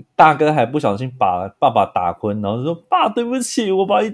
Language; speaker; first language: Chinese; native; Chinese